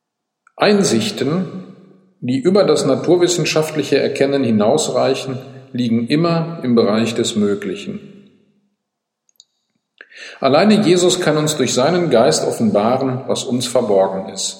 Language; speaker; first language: German; native; German